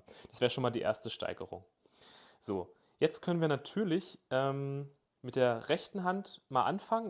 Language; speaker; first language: German; native; German